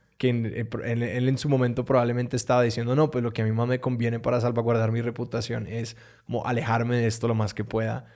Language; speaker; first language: Spanish; native; Spanish